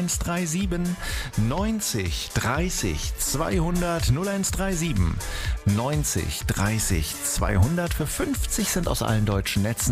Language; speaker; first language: German; native; German